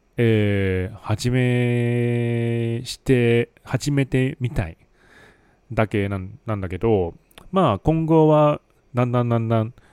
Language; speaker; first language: Japanese; non-native, fluent; Chinese